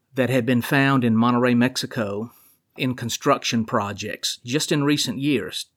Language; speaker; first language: English; native; English